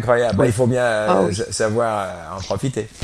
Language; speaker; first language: French; non-native, fluent; English